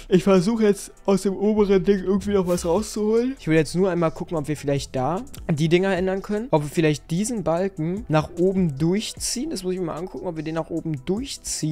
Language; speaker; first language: German; native; German